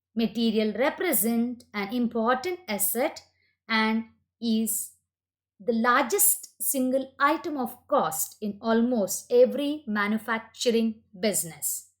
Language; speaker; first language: English; non-native, local second language; Kannada